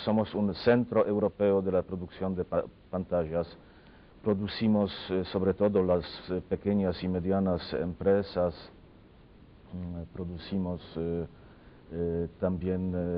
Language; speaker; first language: Spanish; non-native, fluent; Polish